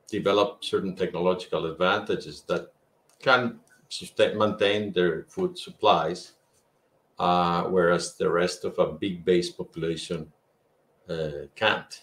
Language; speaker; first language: English; non-native, fluent; Spanish